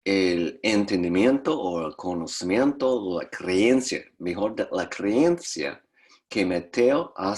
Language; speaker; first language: Spanish; non-native, fluent; English